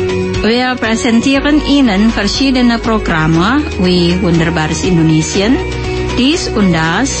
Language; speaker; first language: German; non-native, fluent; Indonesian